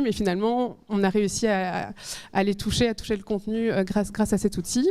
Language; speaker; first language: French; native; French